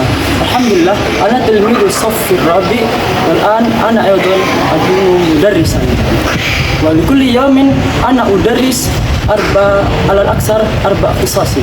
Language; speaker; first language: Arabic; non-native, fluent; Indonesian